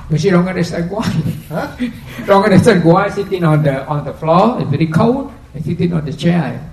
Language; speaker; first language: English; non-native, fluent; Vietnamese